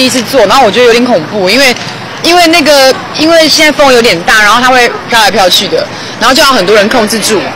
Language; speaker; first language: Chinese; native; Chinese